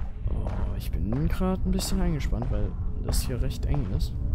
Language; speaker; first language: German; native; German